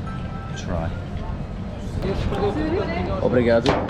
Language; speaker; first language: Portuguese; non-native, learner; English